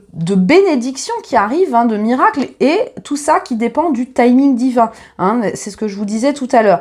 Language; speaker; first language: French; native; French